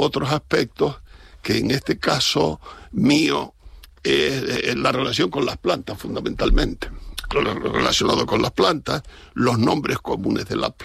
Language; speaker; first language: Spanish; native; Spanish